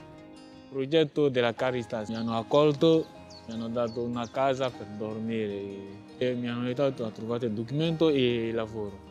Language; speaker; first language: Italian; non-native, learner; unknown